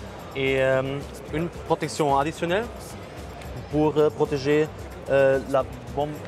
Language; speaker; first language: French; non-native, learner; German